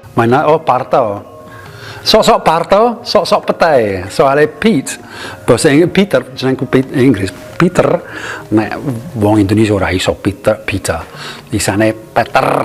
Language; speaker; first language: Javanese; non-native, fluent; English